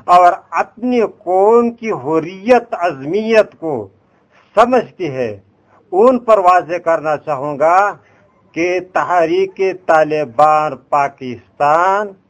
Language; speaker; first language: Urdu; non-native, local second language; Pashto